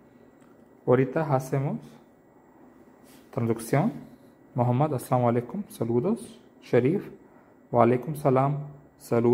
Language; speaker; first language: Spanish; non-native, learner; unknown